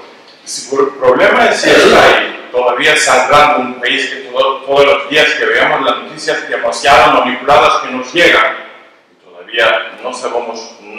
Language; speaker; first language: Spanish; non-native, learner; Turkish